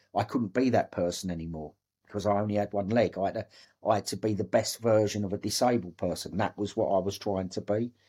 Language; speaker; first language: English; native; English